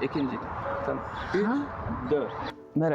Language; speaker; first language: Turkish; non-native, learner; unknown